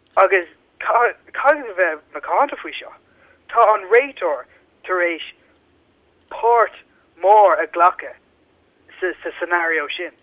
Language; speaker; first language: Irish; non-native, local second language; English